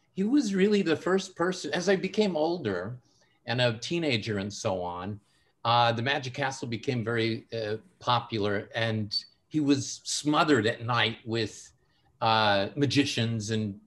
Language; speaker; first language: English; native; English